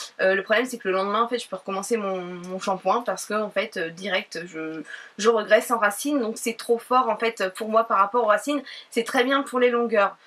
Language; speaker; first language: French; native; French